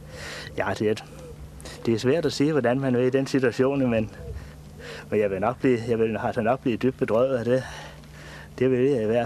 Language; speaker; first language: Danish; native; Danish